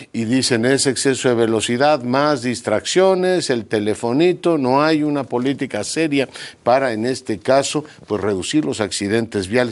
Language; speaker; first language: Spanish; native; Spanish